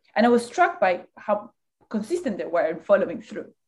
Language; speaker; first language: English; early bilingual, other home language; Spanish